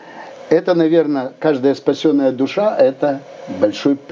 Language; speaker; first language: Russian; native; Russian